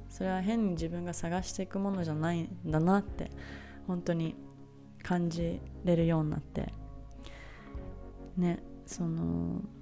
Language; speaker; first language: Japanese; native; Japanese